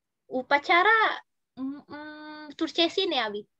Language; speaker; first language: Turkish; non-native, learner; Indonesian